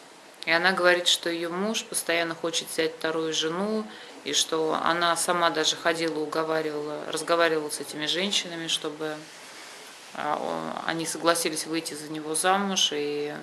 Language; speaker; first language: Russian; native; Russian